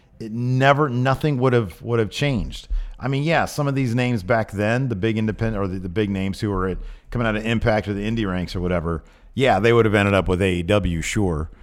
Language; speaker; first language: English; native; English